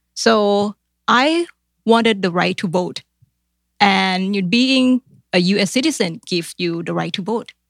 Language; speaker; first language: English; non-native, fluent; Thai